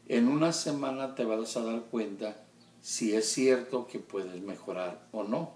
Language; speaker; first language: Spanish; early bilingual, heritage; Spanish